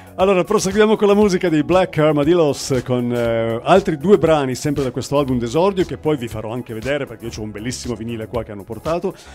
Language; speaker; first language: Italian; native; Italian